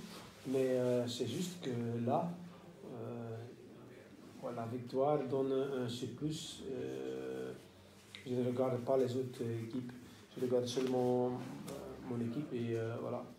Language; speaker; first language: French; non-native, local second language; Dutch